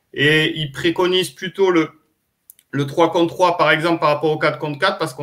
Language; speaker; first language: French; native; French